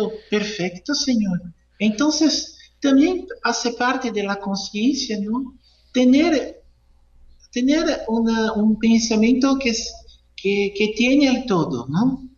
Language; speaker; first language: Spanish; non-native, fluent; Portuguese